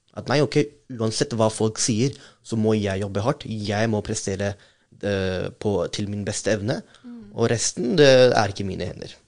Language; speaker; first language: Norwegian; non-native, fluent; Urdu